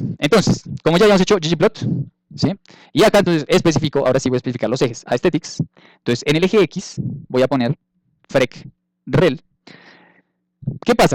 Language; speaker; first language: Spanish; native; Spanish